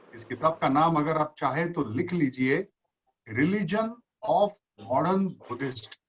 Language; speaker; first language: Hindi; non-native, local second language; Marathi